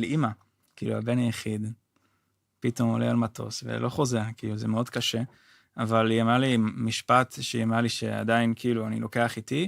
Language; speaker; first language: Hebrew; non-native, fluent; Dutch